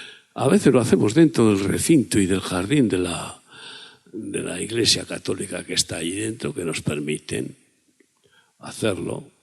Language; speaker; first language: Spanish; native; Spanish